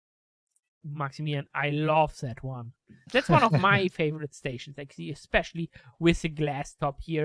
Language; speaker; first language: English; non-native, fluent; German